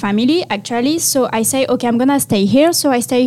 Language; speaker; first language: English; non-native, learner; French